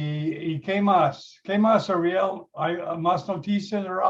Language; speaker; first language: Spanish; non-native, learner; English